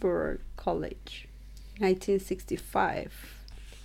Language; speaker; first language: English; non-native, learner; Spanish